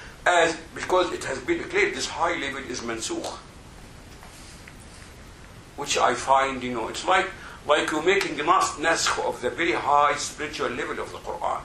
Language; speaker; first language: English; non-native, fluent; Arabic